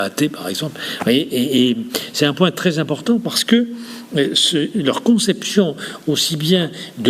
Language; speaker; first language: French; native; French